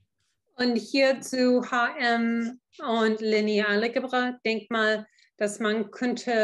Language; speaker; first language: German; non-native, fluent; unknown